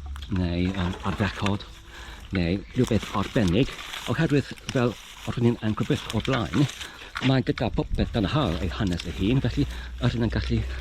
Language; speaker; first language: Welsh; non-native, fluent; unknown